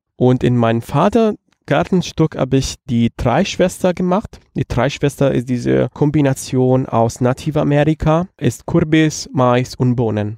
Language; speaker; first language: German; non-native, fluent; Italian